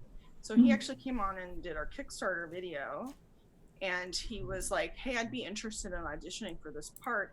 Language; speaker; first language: English; native; English